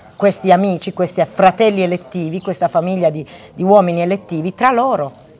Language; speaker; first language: Italian; non-native, local second language; Occitan